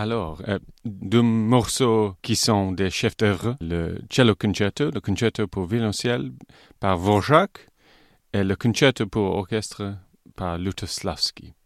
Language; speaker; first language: French; non-native, fluent; English